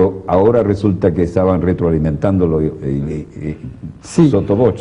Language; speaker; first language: Spanish; native; Spanish